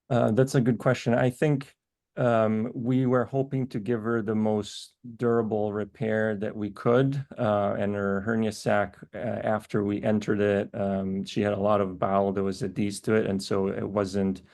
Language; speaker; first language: English; native; English